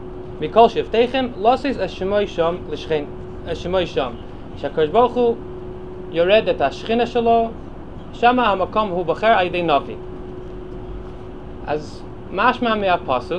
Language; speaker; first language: Hebrew; non-native, fluent; English